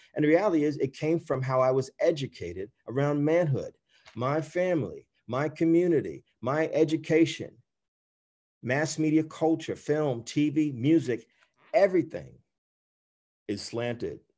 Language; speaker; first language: English; native; English